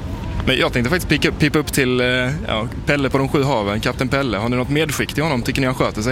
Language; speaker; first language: Swedish; native; Swedish